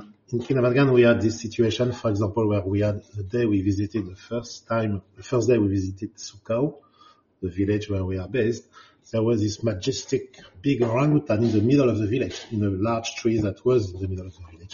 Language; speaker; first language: English; non-native, fluent; French